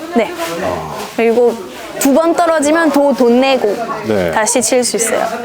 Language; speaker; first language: Korean; non-native, fluent; German